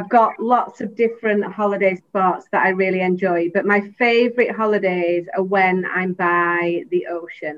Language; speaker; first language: English; native; English